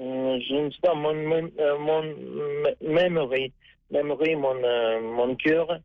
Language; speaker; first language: French; non-native, learner; Russian